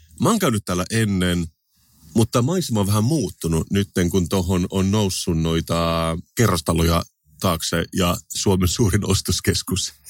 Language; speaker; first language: Finnish; native; Finnish